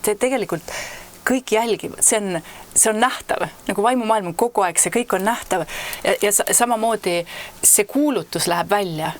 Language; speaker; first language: Estonian; native; Estonian